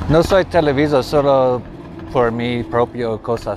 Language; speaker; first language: Spanish; non-native, learner; English